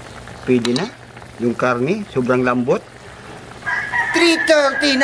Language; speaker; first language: Filipino; native; Filipino